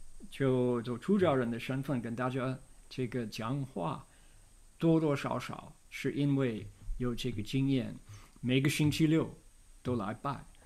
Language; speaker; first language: Chinese; non-native, fluent; English